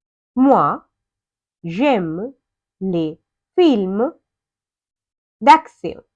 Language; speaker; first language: French; non-native, fluent; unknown